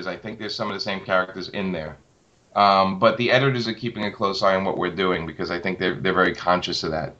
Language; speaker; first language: English; native; English